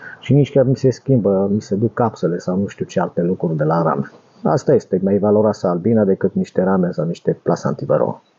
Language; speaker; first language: Romanian; native; Romanian